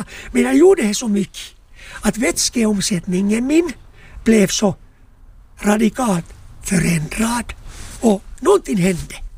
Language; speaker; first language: Swedish; non-native, local second language; Finnish